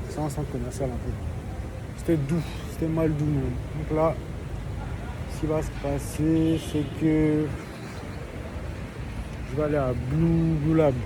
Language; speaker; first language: French; native; French